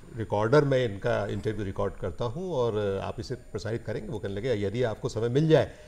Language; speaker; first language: Hindi; native; Hindi